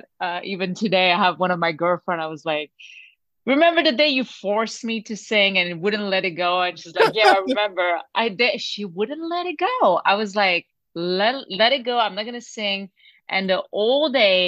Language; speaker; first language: English; non-native, fluent; French